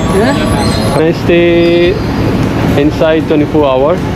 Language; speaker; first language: English; non-native, learner; Burmese